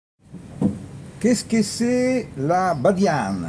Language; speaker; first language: French; non-native, learner; Italian